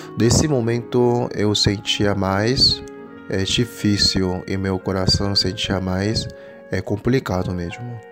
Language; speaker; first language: Portuguese; non-native, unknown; Korean